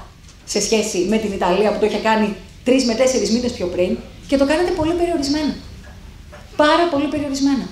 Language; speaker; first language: Greek; native; Greek